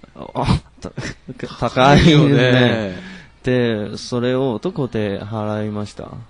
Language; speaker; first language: Japanese; non-native, fluent; Chinese